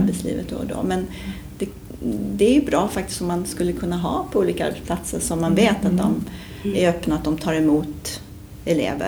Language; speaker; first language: Swedish; native; Swedish